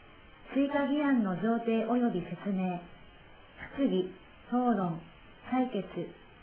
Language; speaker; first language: Japanese; native; Japanese